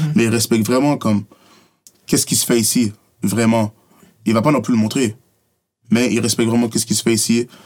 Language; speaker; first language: French; native; French